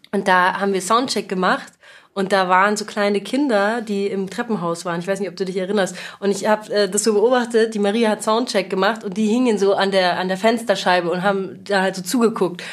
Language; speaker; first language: German; native; German